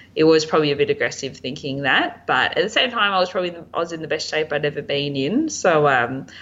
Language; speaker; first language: English; native; English